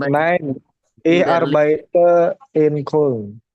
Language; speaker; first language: German; non-native, learner; Indonesian